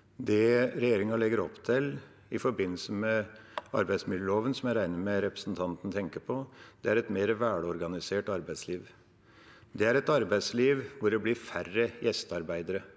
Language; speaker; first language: Norwegian; native; Norwegian